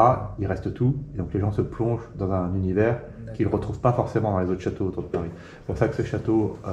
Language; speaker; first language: French; native; French